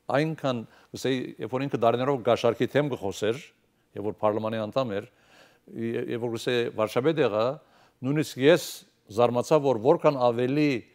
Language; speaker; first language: Armenian; early bilingual, heritage; Armenian